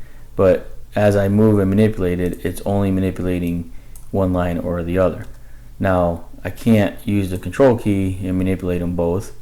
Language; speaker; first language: English; native; English